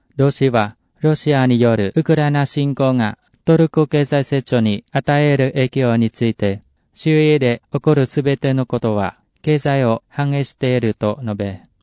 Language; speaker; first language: Japanese; non-native, fluent; Vietnamese